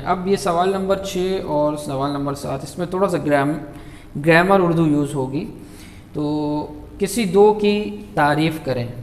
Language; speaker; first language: Urdu; native; Urdu